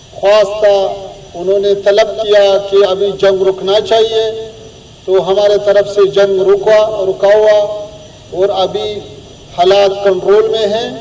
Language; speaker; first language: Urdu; non-native, fluent; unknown